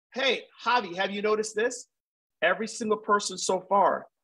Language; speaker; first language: English; native; English